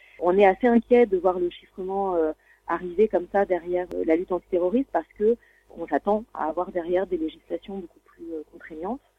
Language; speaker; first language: French; native; French